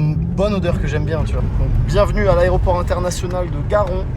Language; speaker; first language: French; native; French